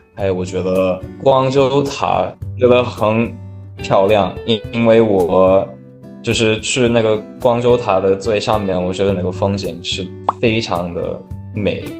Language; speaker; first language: Chinese; non-native, fluent; English